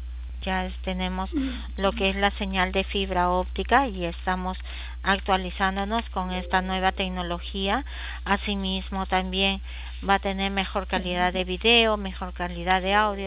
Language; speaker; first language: Spanish; native; Spanish